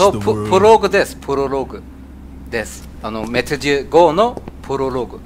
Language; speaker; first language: Japanese; non-native, learner; German